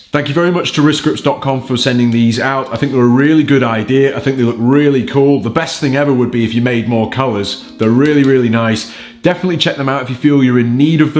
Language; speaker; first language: English; native; English